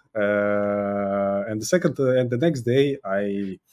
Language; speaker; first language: English; non-native, fluent; Uzbek